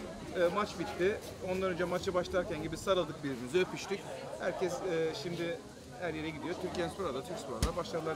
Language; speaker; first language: Turkish; early bilingual, other home language; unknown